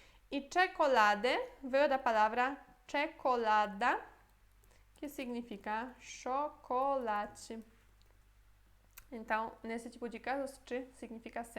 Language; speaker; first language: Portuguese; non-native, fluent; Polish